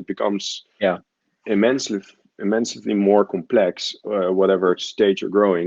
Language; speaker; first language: English; non-native, fluent; Dutch